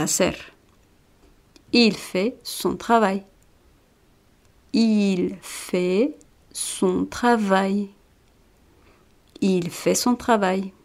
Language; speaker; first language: French; non-native, fluent; Spanish